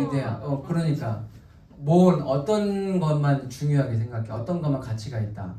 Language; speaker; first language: Korean; native; Korean